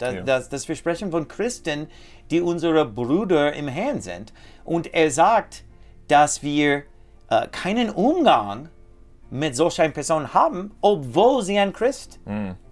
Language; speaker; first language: German; non-native, learner; English